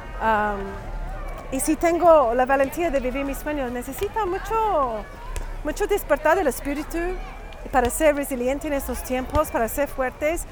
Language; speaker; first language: Spanish; non-native, fluent; English